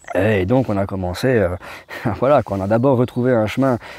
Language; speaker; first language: French; native; French